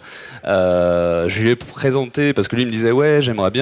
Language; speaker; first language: French; native; French